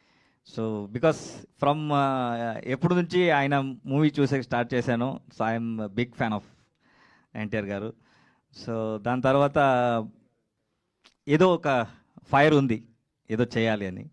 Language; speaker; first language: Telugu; non-native, learner; Kannada